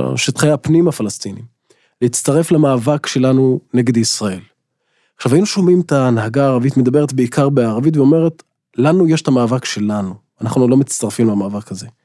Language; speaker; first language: Hebrew; non-native, local second language; Arabic